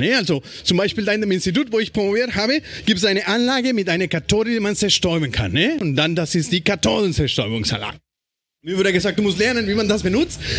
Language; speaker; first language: German; non-native, fluent; Spanish